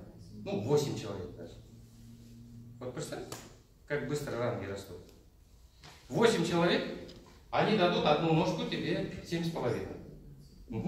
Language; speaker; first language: Russian; non-native, local second language; Kazakh